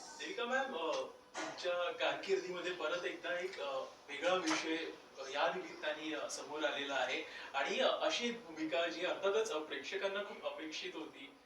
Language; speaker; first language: Marathi; native; Marathi